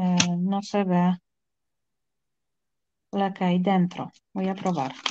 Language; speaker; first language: Spanish; non-native, fluent; Polish